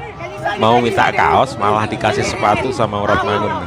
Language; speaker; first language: Indonesian; native; Indonesian